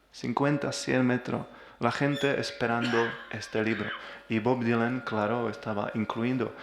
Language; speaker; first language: Spanish; non-native, learner; Czech